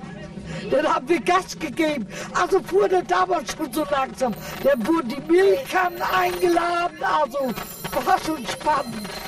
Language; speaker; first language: German; native; German